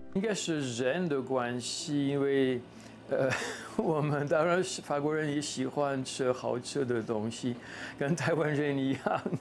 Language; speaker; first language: Chinese; non-native, fluent; French